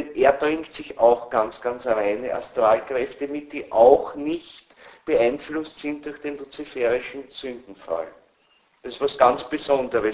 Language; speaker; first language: German; native; German